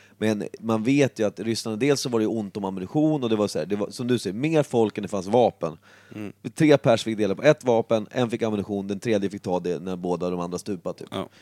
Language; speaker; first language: Swedish; native; Swedish